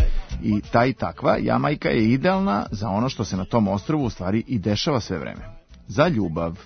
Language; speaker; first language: Serbian; native; Serbian